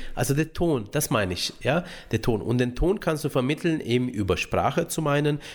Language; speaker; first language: German; early bilingual, other home language; Romanian